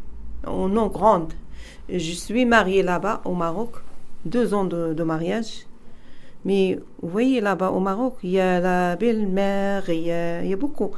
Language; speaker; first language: French; non-native, learner; Arabic